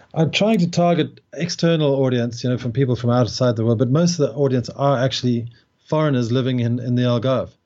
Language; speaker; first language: English; native; English